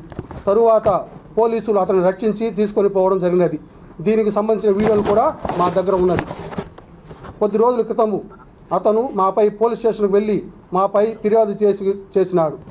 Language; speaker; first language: Telugu; native; Telugu